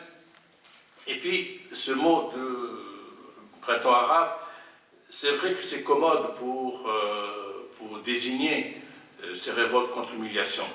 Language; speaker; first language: French; non-native, local second language; Arabic